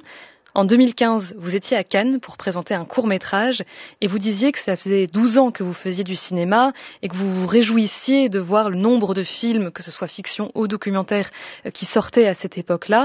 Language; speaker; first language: French; native; French